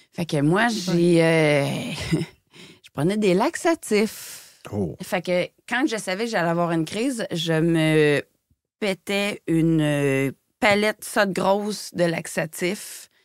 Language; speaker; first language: French; native; French